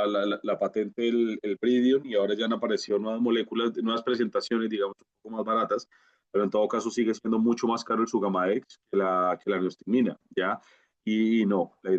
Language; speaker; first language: Spanish; native; Spanish